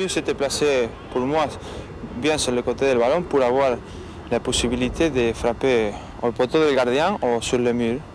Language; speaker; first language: French; non-native, fluent; Spanish